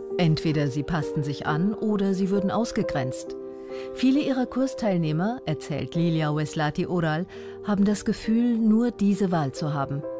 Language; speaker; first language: German; native; German